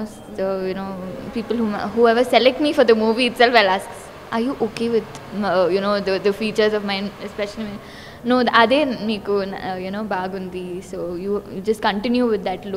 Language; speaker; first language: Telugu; non-native, learner; Tamil